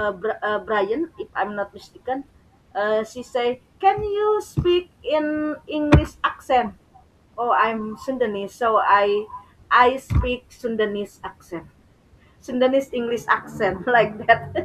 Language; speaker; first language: English; non-native, learner; Indonesian